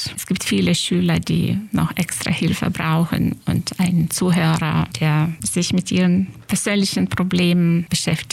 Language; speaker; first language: German; non-native, fluent; Lithuanian